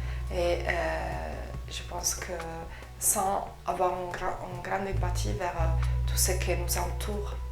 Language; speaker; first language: French; non-native, fluent; Italian